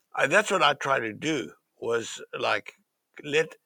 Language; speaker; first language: English; native; English